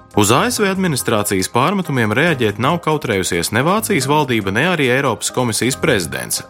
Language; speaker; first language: Latvian; early bilingual, heritage; Latvian